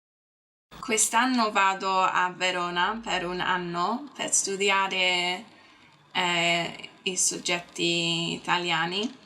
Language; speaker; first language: Italian; non-native, learner; English